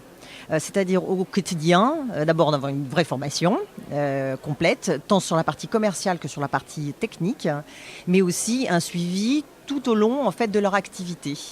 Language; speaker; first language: French; native; French